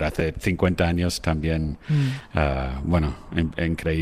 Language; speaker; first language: Spanish; non-native, fluent; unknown